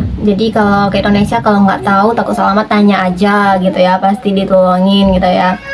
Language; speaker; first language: Indonesian; native; Indonesian